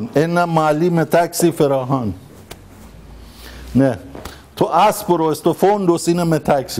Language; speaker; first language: Greek; non-native, learner; Persian